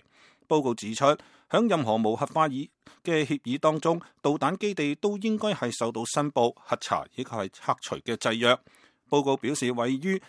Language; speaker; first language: Chinese; non-native, local second language; Cantonese